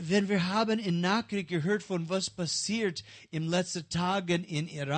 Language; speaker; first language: German; non-native, learner; English